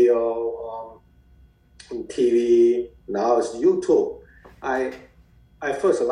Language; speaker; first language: English; non-native, fluent; Chinese